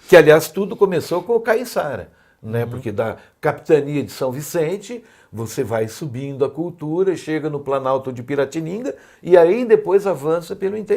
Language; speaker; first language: Portuguese; native; Portuguese